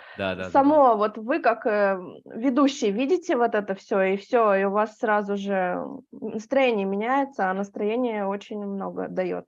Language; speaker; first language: Russian; native; Russian